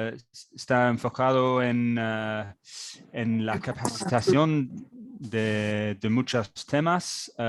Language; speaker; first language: Spanish; non-native, learner; English